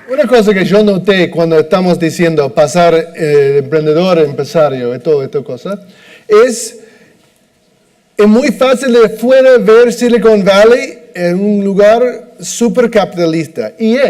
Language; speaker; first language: Spanish; non-native, fluent; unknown